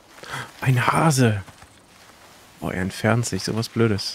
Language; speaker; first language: German; native; German